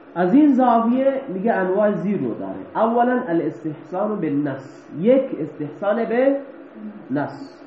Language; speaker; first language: Persian; non-native, local second language; Baluchi